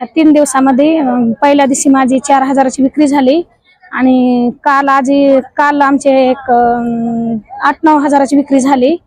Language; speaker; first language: Marathi; non-native, local second language; Lambadi